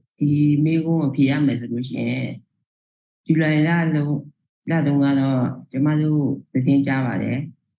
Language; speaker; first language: Burmese; non-native, local second language; Karen languages